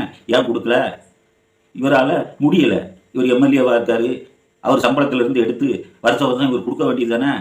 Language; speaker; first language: Tamil; native; Tamil